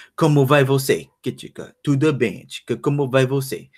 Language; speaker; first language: Portuguese; non-native, learner; English